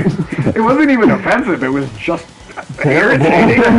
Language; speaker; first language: English; native; English